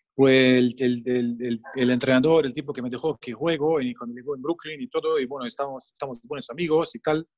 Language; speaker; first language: Spanish; non-native, fluent; Bosnian